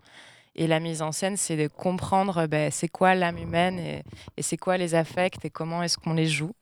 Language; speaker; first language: French; native; French